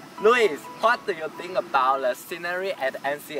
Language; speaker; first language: English; non-native, learner; Chinese